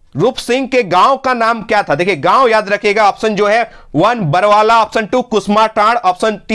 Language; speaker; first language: Hindi; non-native, local second language; Bangla